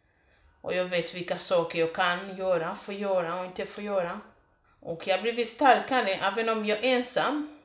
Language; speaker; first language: Swedish; non-native, fluent; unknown